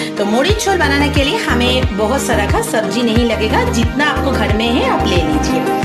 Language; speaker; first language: Hindi; non-native, local second language; Bangla